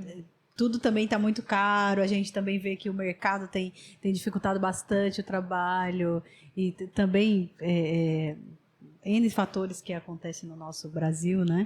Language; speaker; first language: Portuguese; native; Portuguese